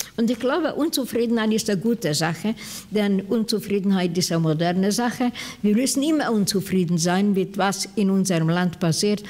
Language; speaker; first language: German; non-native, fluent; Hungarian